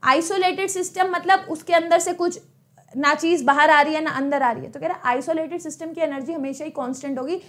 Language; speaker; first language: Hindi; native; Hindi